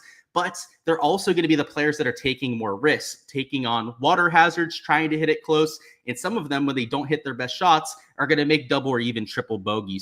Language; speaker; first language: English; native; English